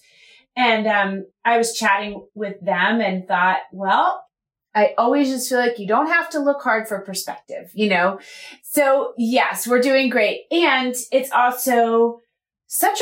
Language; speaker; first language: English; native; English